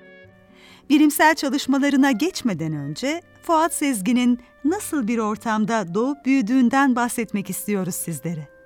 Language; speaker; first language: Turkish; native; Turkish